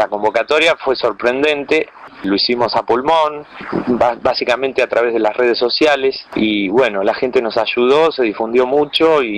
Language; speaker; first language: Spanish; native; Spanish